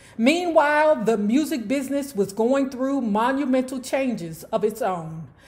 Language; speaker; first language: English; native; English